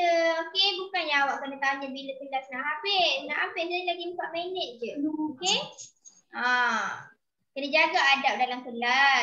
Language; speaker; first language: Malay; native; Malay